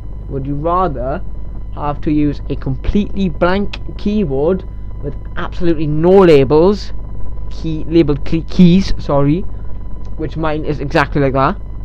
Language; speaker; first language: English; native; English